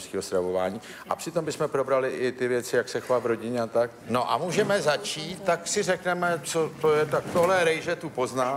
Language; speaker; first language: Czech; native; Czech